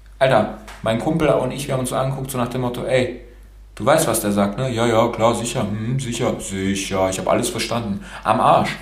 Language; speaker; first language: German; early bilingual, other home language; Romanian